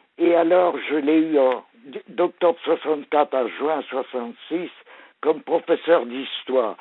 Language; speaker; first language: French; early bilingual, other home language; Polish